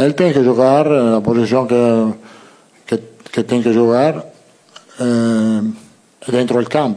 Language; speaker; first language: Portuguese; non-native, learner; Italian